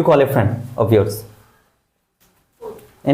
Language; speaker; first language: English; non-native, fluent; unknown